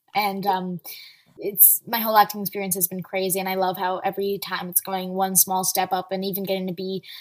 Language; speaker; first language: English; early bilingual, other home language; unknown